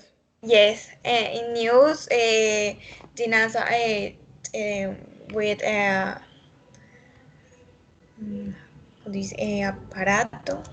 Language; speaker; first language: English; non-native, learner; Spanish